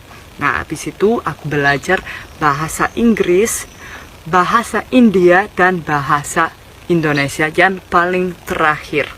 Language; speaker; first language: Indonesian; non-native, fluent; Spanish